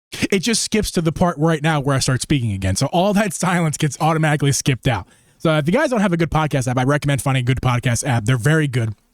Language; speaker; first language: English; native; English